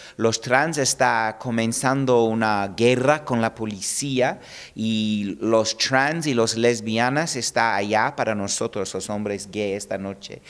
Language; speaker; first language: Spanish; non-native, learner; English